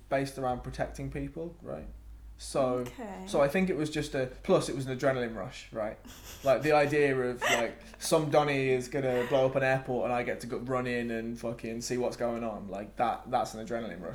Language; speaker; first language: English; native; English